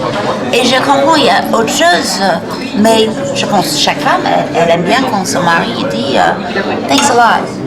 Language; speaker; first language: French; non-native, fluent; English